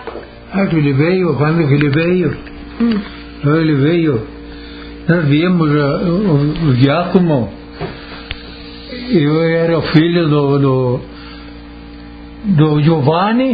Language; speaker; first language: Portuguese; non-native, local second language; Italian